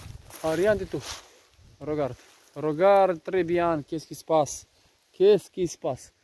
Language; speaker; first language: French; non-native, learner; Romanian